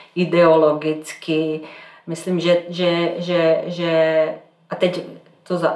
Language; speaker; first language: Czech; non-native, fluent; Serbian